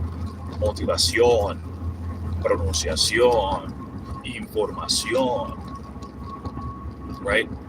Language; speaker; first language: Spanish; early bilingual, heritage; Spanish